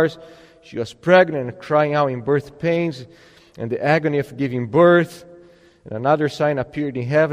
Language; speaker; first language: English; non-native, fluent; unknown